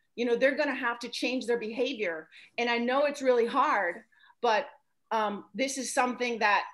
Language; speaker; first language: English; native; English